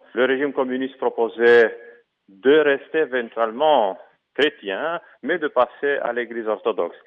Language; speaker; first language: French; non-native, fluent; Romanian